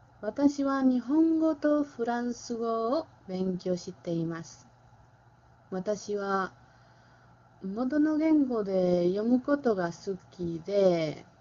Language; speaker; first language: Japanese; non-native, learner; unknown